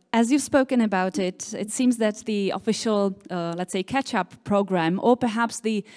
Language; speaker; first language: English; non-native, fluent; Czech